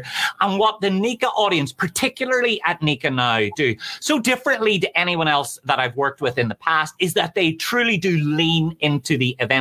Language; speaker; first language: English; native; English